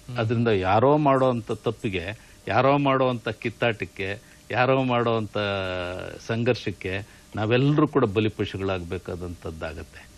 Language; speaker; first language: Kannada; native; Kannada